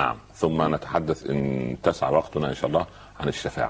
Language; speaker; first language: Arabic; native; Arabic